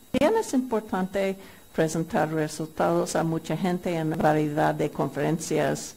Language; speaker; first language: Spanish; non-native, fluent; English